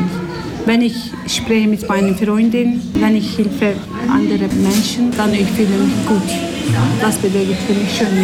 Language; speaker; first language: German; non-native, learner; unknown